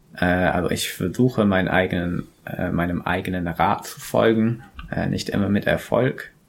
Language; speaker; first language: German; non-native, fluent; English